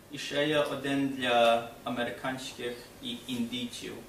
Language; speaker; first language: Ukrainian; early bilingual, other home language; English